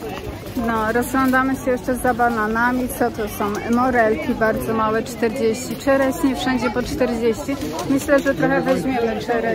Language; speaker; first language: Polish; native; Polish